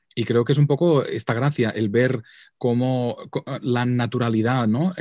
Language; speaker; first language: Spanish; non-native, local second language; Catalan